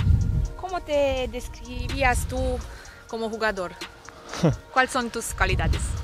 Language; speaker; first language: Spanish; non-native, learner; Romanian